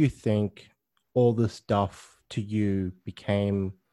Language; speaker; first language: English; native; English